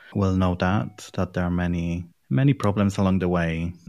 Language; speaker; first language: English; non-native, fluent; Polish